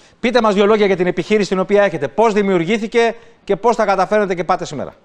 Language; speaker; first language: Greek; native; Greek